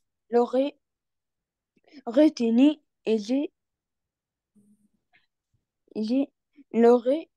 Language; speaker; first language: French; non-native, learner; Arabic